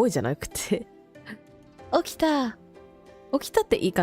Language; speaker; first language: Japanese; non-native, learner; Vietnamese